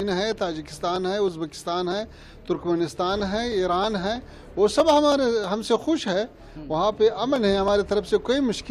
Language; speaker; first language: Hindi; non-native, fluent; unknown